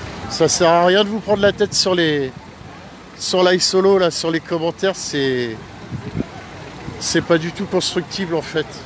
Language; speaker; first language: French; native; French